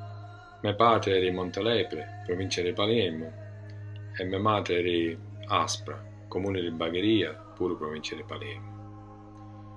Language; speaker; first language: Italian; early bilingual, heritage; Italian